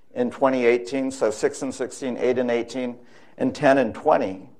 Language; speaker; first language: English; native; English